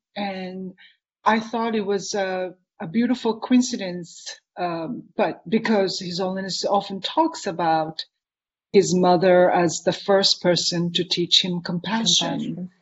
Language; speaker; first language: English; non-native, fluent; Japanese